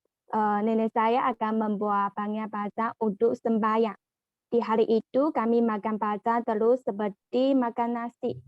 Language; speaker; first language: Indonesian; non-native, learner; Chinese